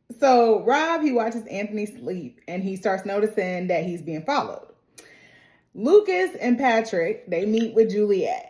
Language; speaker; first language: English; native; English